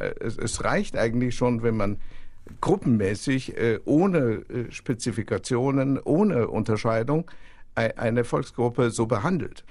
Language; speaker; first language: German; non-native, fluent; Chinese